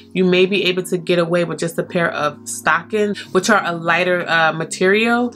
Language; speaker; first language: English; native; English